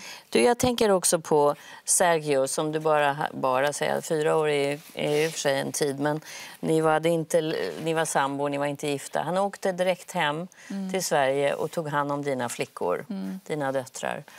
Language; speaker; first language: Swedish; native; Swedish